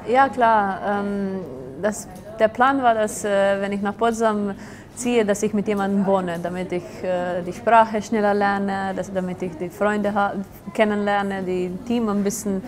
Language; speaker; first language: German; non-native, fluent; Slovenian